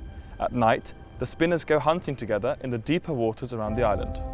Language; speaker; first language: English; non-native, fluent; German